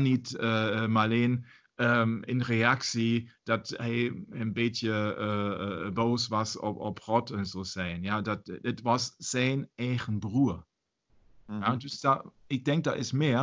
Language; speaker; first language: Dutch; non-native, learner; German